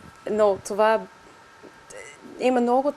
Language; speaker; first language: Bulgarian; non-native, learner; English